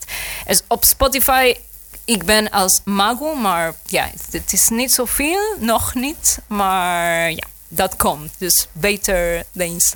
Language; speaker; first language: Dutch; non-native, learner; Spanish